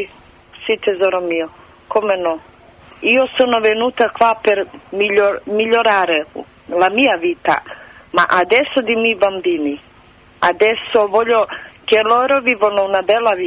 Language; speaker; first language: Italian; non-native, fluent; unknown